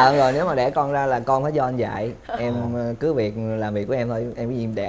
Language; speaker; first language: Vietnamese; native; Vietnamese